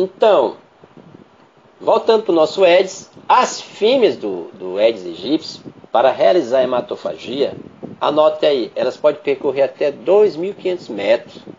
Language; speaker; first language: Portuguese; native; Portuguese